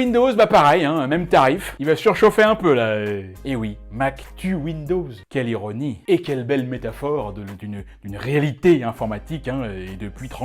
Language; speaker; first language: French; native; French